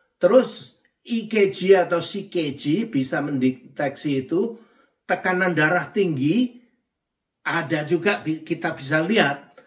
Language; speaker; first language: Indonesian; native; Indonesian